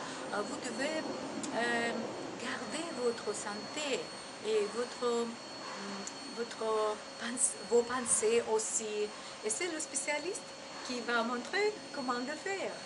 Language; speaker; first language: French; non-native, learner; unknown